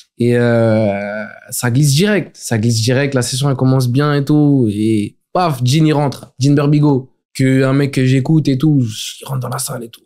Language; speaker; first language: French; native; French